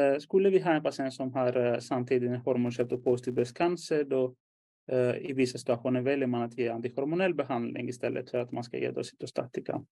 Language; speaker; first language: Swedish; non-native, fluent; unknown